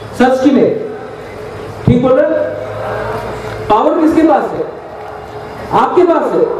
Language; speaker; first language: Hindi; non-native, local second language; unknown